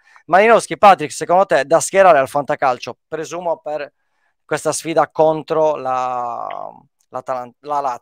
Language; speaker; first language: Italian; native; Italian